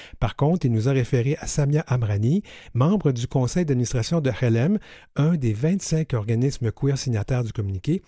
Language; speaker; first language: French; native; French